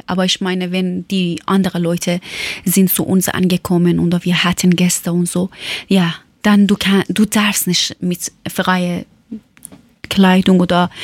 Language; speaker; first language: German; non-native, learner; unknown